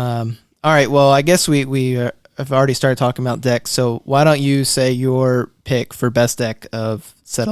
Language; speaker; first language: English; native; English